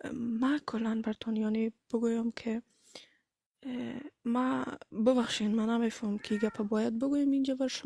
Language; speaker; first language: Persian; early bilingual, heritage; Persian